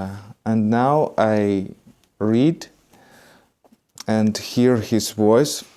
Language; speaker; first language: English; non-native, learner; Russian